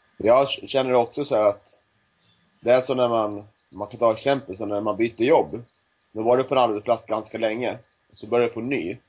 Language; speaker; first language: Swedish; native; Swedish